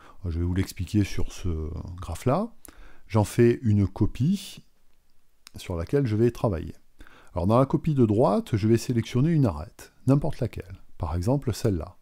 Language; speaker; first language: French; native; French